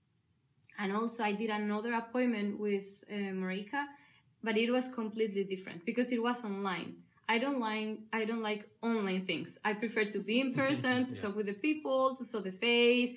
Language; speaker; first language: English; non-native, learner; Spanish